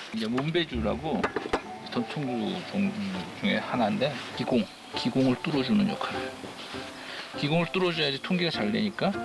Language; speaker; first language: Korean; native; Korean